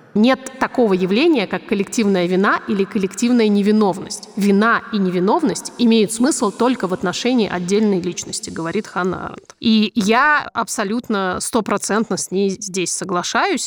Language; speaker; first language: Russian; native; Russian